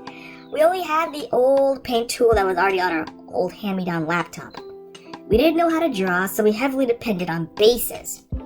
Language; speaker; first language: English; native; English